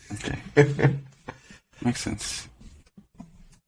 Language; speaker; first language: English; native; English